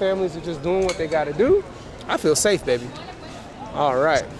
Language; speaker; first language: English; native; English